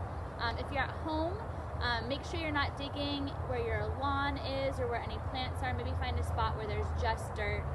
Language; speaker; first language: English; native; English